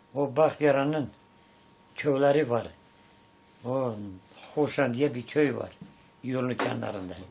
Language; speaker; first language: Turkish; non-native, local second language; Zaza